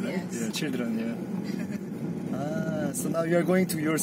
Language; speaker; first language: English; non-native, learner; Korean